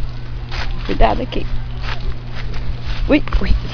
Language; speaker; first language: Portuguese; native; Portuguese